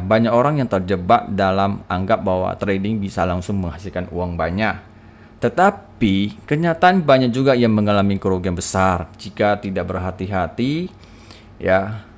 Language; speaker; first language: Indonesian; native; Indonesian